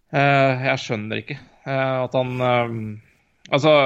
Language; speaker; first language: Norwegian; native; Norwegian